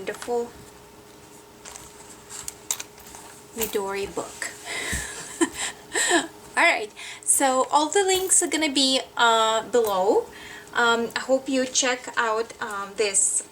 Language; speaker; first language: English; non-native, fluent; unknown